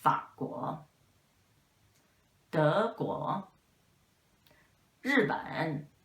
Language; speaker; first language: Chinese; non-native, fluent; English